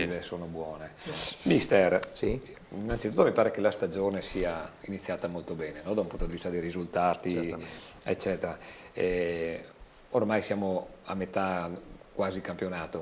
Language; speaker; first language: Italian; native; Italian